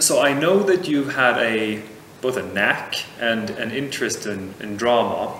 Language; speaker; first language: English; non-native, fluent; Swedish